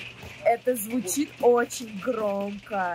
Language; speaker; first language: Russian; native; Russian